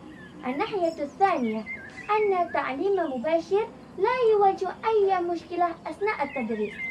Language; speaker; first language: Arabic; non-native, fluent; Indonesian